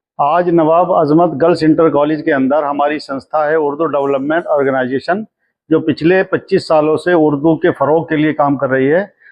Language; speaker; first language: Hindi; native; Hindi